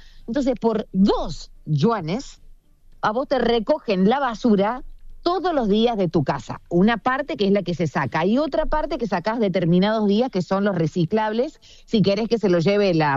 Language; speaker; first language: Spanish; native; Spanish